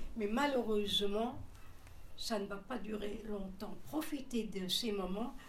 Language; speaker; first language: French; native; French